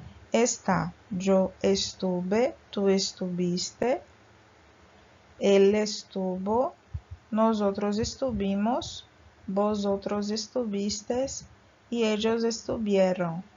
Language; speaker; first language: Spanish; non-native, fluent; Portuguese